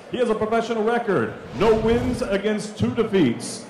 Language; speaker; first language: English; early bilingual, other home language; Spanish